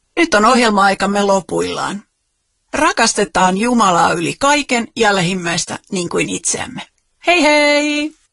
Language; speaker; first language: Finnish; native; Finnish